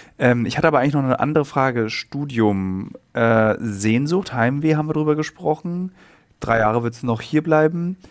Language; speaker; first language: German; native; German